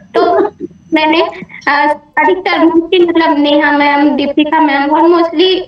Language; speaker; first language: Hindi; native; Hindi